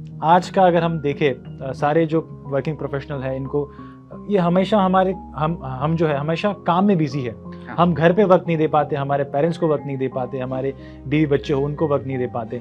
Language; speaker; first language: Hindi; native; Hindi